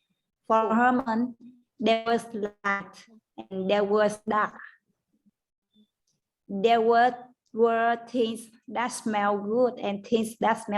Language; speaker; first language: English; non-native, learner; Vietnamese